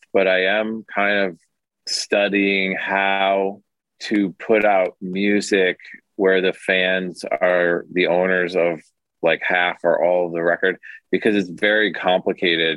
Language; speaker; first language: English; native; English